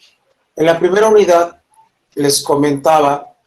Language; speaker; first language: Spanish; native; Spanish